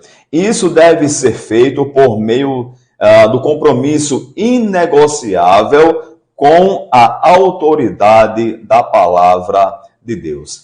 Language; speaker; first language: Portuguese; native; Portuguese